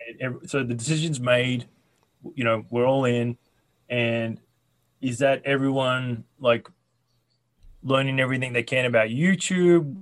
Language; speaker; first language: English; native; English